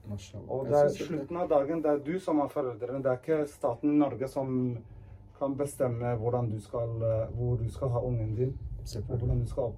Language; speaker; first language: Norwegian; early bilingual, other home language; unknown